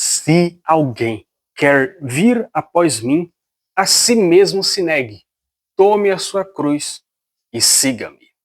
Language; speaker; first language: Portuguese; native; Portuguese